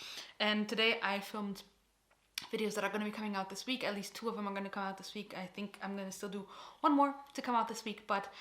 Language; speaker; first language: English; non-native, fluent; Portuguese